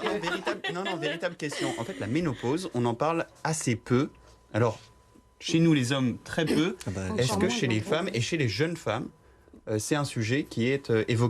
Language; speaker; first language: French; native; French